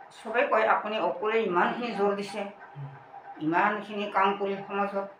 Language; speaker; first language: Assamese; non-native, local second language; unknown